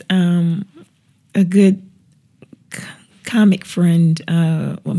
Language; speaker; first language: English; native; English